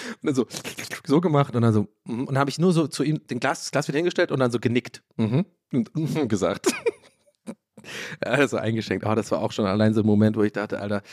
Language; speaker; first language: German; native; German